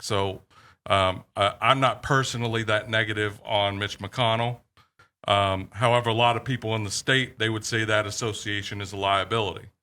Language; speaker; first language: English; native; English